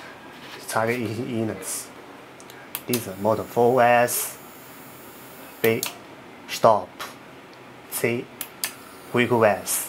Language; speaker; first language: German; non-native, learner; Chinese